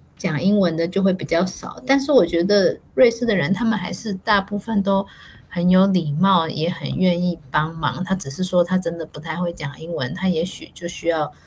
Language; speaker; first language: Chinese; native; Chinese